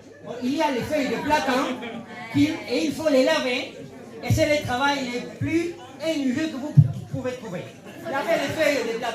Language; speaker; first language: French; non-native, fluent; Spanish